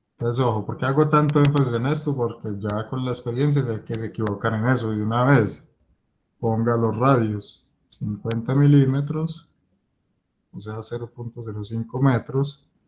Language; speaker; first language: Spanish; native; Spanish